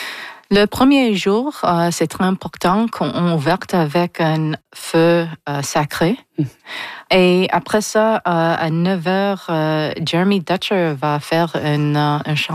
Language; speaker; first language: French; non-native, local second language; English